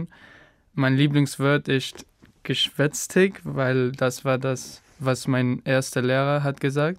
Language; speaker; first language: German; non-native, learner; Spanish